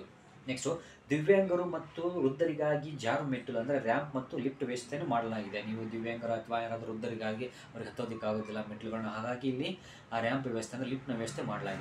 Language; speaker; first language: Kannada; native; Kannada